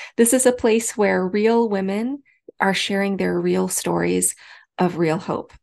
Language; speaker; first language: English; native; English